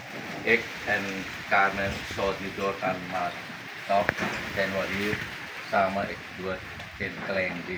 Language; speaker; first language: Dutch; non-native, local second language; Javanese